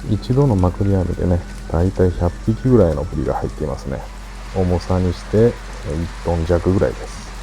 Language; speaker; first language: Japanese; native; Japanese